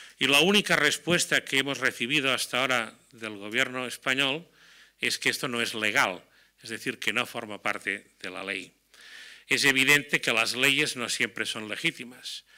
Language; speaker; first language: Spanish; non-native, local second language; Catalan